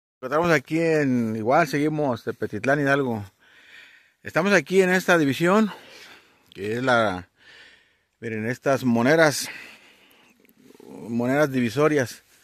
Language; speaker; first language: Spanish; native; Spanish